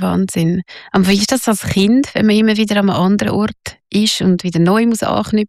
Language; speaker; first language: German; native; German